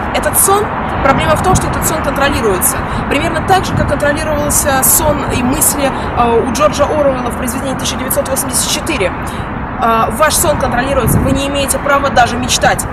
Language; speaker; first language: Russian; native; Russian